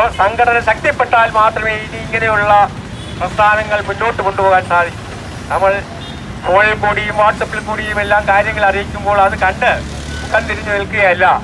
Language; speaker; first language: Malayalam; native; Malayalam